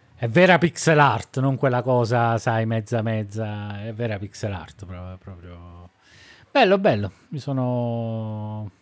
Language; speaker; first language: Italian; native; Italian